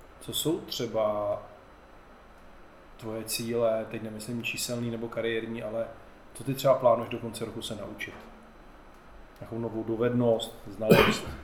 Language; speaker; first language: Czech; native; Czech